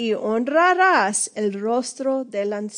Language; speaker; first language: Spanish; early bilingual, heritage; English